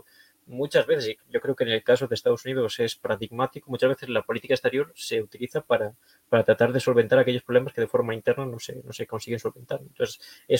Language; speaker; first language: Spanish; native; Spanish